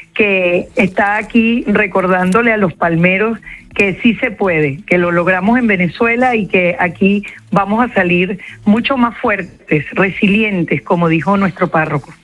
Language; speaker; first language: Spanish; native; Spanish